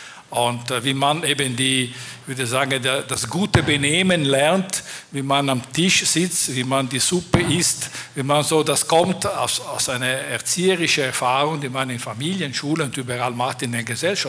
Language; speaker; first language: German; non-native, fluent; French